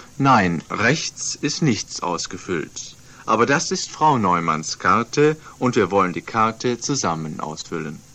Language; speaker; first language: German; non-native, fluent; Swedish